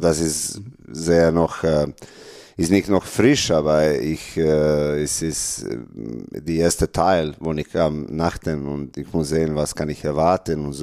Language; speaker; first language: German; non-native, learner; Serbian